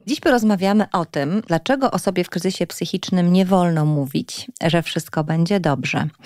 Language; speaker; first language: Polish; native; Polish